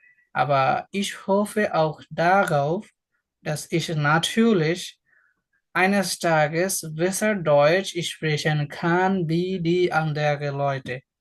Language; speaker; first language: German; non-native, fluent; Bangla